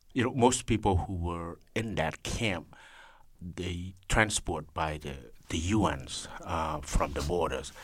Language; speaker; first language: English; non-native, learner; Khmer